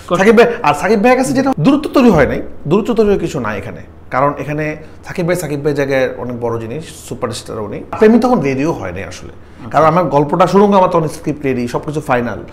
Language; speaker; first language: Bangla; native; Bangla